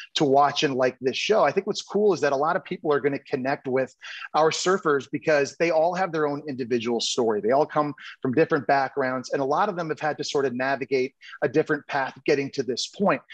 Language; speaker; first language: English; native; English